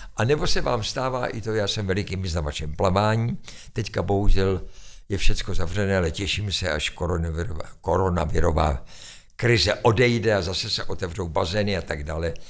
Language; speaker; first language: Czech; native; Czech